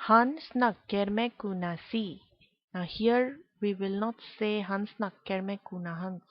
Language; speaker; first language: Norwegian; non-native, fluent; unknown